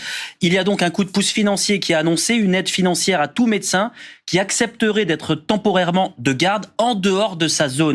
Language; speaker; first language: French; native; French